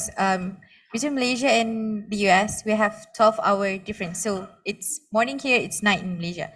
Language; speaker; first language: English; non-native, local second language; Malay